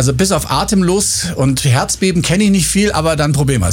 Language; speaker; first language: German; native; German